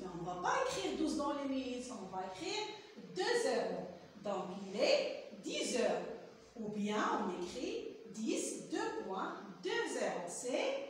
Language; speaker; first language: French; non-native, local second language; Arabic